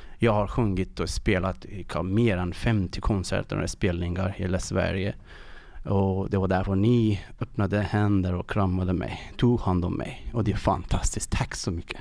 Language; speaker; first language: Swedish; non-native, learner; Persian